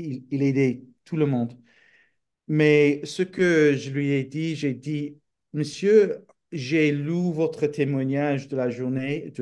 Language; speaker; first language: French; non-native, fluent; English